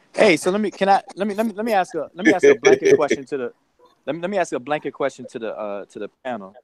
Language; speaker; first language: English; native; English